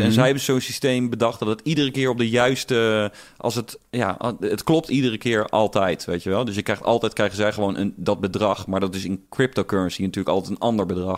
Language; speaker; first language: Dutch; native; Dutch